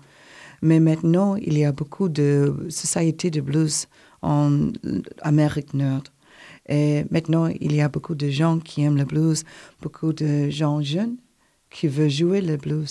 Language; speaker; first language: French; non-native, learner; English